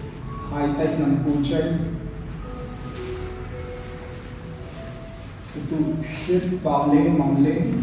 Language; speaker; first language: Vietnamese; non-native, learner; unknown